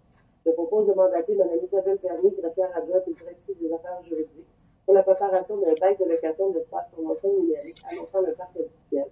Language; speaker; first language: French; native; French